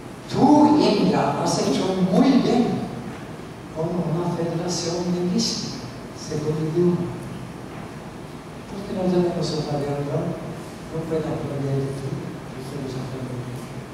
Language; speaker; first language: Spanish; non-native, fluent; Norwegian